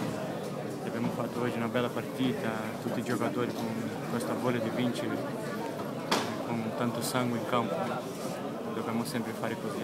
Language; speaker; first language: Italian; non-native, fluent; Portuguese